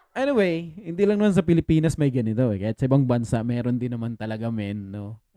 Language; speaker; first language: Filipino; native; Filipino